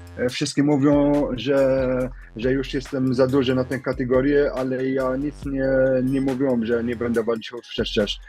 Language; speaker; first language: Polish; non-native, learner; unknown